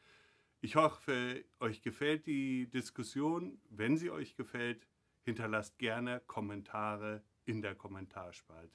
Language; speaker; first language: German; native; German